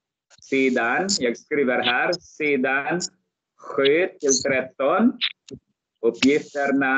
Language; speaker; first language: Swedish; non-native, fluent; Arabic